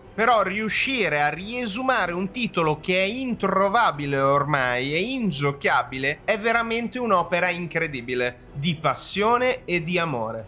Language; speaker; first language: Italian; native; Italian